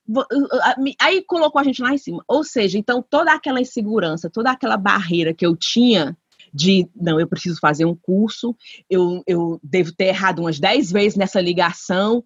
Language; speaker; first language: Portuguese; native; Portuguese